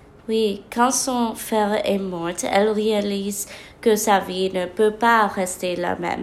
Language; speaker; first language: French; non-native, learner; English